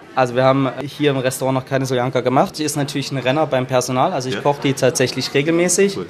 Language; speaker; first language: German; native; German